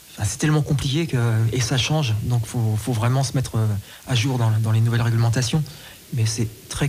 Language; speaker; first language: French; native; French